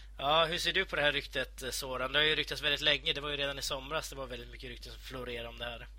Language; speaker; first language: Swedish; native; Swedish